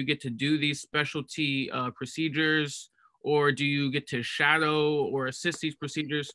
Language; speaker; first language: English; native; English